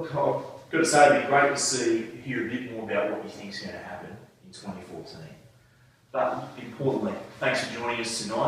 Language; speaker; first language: English; native; English